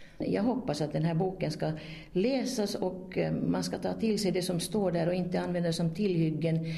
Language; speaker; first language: Swedish; native; Swedish